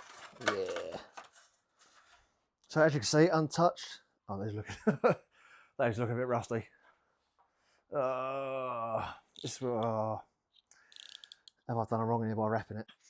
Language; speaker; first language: English; native; English